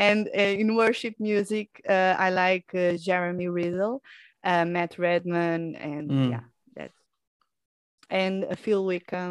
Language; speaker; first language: English; non-native, fluent; Portuguese